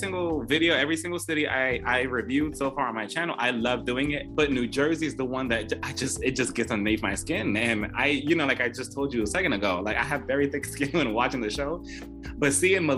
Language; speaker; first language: English; native; English